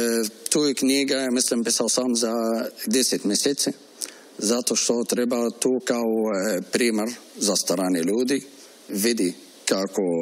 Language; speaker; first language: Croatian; non-native, learner; Arabic